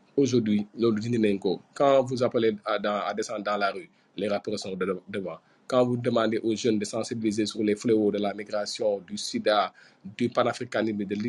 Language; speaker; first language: French; non-native, local second language; Fula